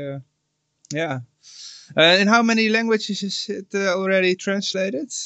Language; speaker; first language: English; non-native, fluent; Dutch